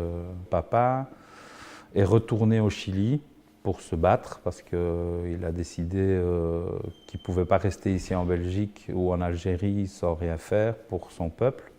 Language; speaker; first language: French; early bilingual, other home language; Spanish